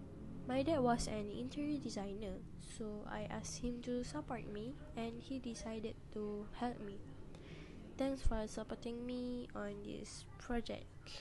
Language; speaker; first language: English; non-native, local second language; Malay